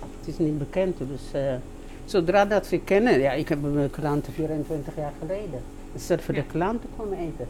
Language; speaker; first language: Dutch; non-native, learner; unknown